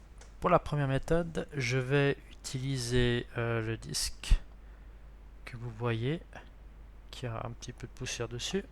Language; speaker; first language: French; native; French